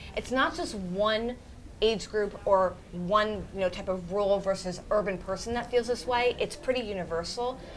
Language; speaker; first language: English; native; English